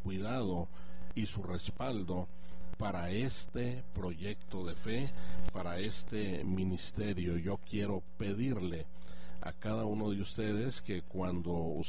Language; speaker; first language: Spanish; native; Spanish